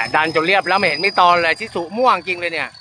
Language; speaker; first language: Thai; native; Thai